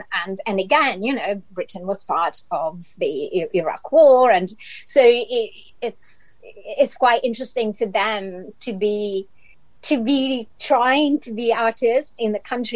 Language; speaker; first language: English; non-native, fluent; Italian